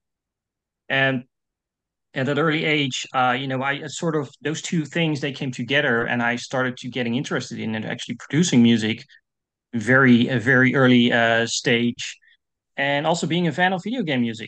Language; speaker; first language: English; non-native, fluent; Dutch